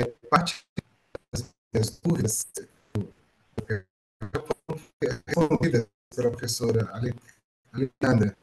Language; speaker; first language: Spanish; non-native, learner; Portuguese